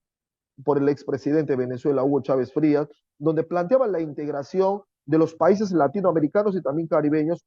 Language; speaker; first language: Spanish; native; Spanish